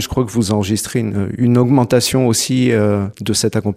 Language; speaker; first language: French; native; French